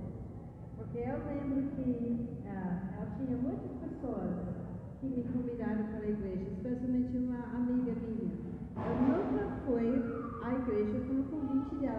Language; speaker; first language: Portuguese; non-native, fluent; English